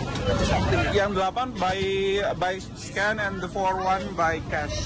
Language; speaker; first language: English; non-native, learner; Malay